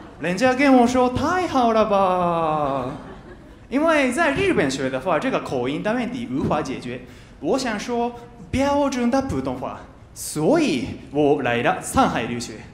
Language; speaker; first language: Chinese; non-native, fluent; Japanese